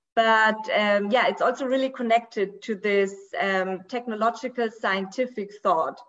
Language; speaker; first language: English; non-native, fluent; Portuguese